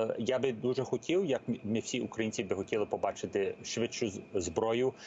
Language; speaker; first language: Ukrainian; early bilingual, heritage; Ukrainian